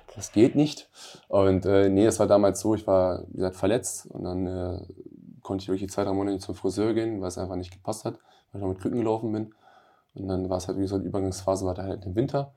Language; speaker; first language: German; early bilingual, other home language; Albanian